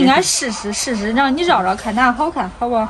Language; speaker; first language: Chinese; native; Chinese